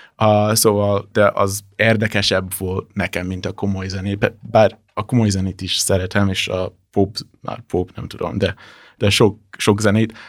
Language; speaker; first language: Hungarian; non-native, fluent; English